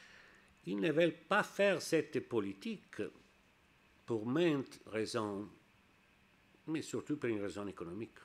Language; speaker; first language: French; non-native, learner; Italian